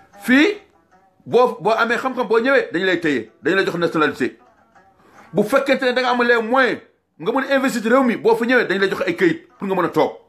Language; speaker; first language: Wolof; non-native, local second language; Fula